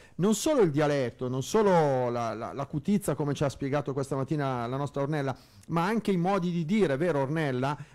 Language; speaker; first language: Italian; native; Italian